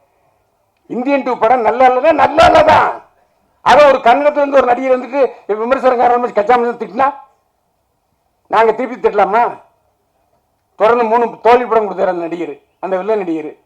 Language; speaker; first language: Tamil; native; Tamil